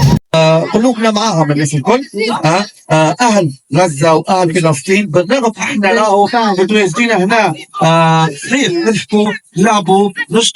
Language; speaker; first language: Arabic; native; Arabic